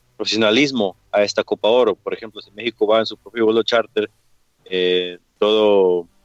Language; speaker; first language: Spanish; early bilingual, heritage; Spanish